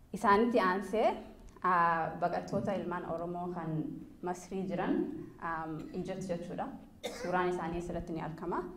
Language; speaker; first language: Oromo; early bilingual, heritage; Oromo